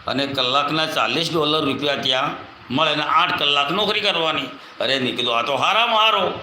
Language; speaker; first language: Hindi; non-native, local second language; Bhili